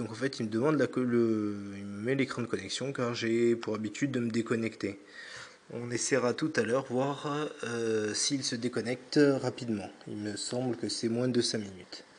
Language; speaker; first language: French; native; French